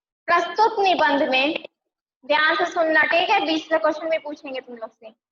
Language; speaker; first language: Hindi; native; Hindi